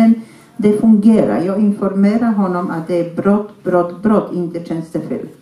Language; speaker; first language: Swedish; non-native, fluent; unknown